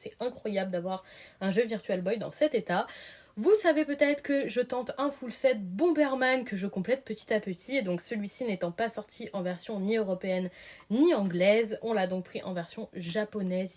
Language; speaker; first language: French; native; French